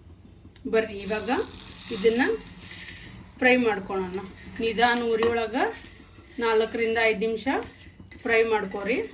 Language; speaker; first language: Kannada; native; Kannada